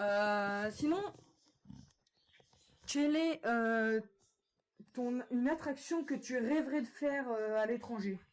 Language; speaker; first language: French; native; French